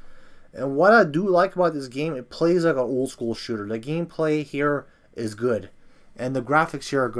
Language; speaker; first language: English; native; English